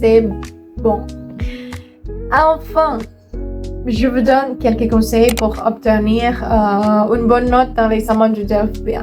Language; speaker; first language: French; non-native, learner; Indonesian